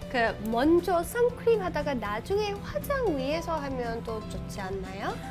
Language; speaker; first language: Korean; non-native, fluent; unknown